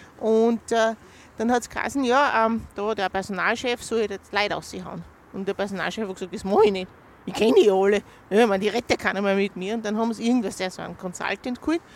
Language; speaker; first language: German; native; German